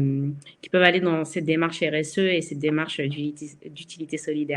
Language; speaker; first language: French; native; French